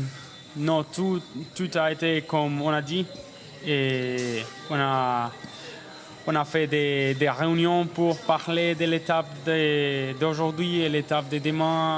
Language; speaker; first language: French; non-native, learner; Spanish